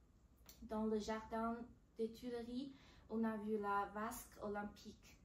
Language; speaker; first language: French; non-native, learner; Chinese